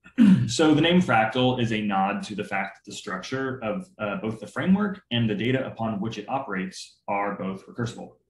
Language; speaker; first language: English; native; English